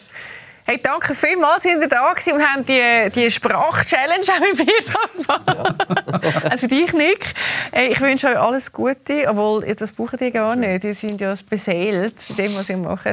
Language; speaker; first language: German; native; German